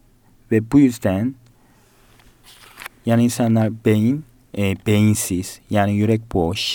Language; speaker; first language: Turkish; non-native, learner; Korean